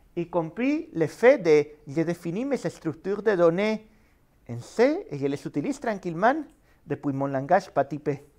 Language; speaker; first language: French; non-native, fluent; Spanish